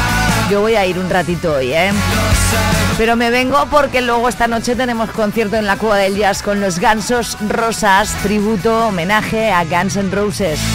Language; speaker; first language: Spanish; native; Spanish